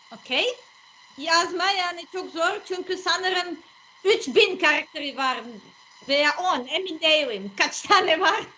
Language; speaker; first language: Turkish; non-native, learner; Serbian